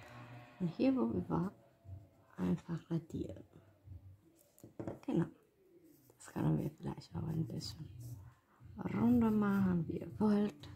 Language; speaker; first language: German; non-native, learner; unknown